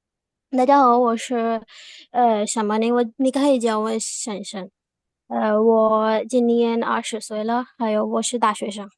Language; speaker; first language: Chinese; non-native, learner; Urdu